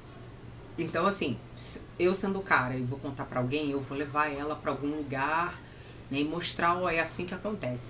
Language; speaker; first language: Portuguese; native; Portuguese